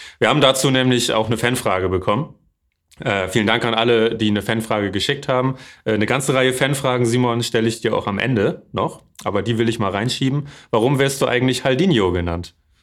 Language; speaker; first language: German; native; German